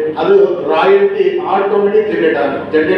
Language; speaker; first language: Tamil; non-native, learner; Kannada